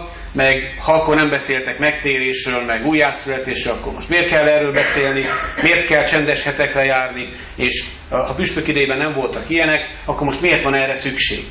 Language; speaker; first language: Hungarian; native; Hungarian